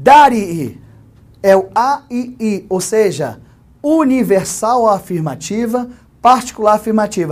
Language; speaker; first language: Portuguese; native; Portuguese